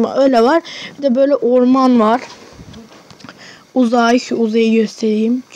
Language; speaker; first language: Turkish; native; Turkish